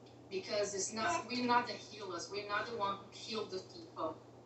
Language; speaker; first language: English; non-native, fluent; Portuguese